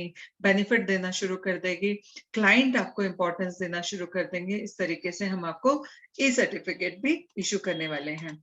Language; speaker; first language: Hindi; native; Hindi